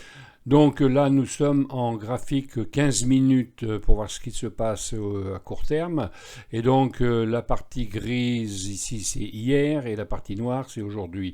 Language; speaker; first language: French; native; French